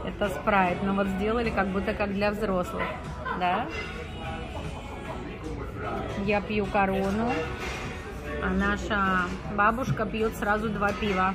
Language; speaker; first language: Russian; native; Russian